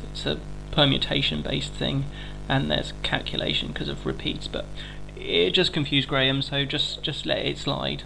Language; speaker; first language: English; native; English